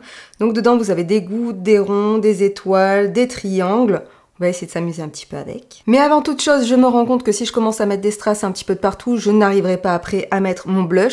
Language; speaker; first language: French; native; French